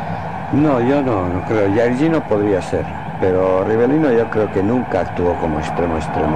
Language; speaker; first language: Spanish; native; Spanish